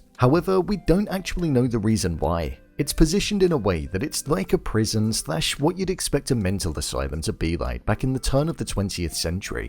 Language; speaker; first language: English; native; English